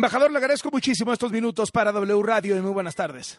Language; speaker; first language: Spanish; native; Spanish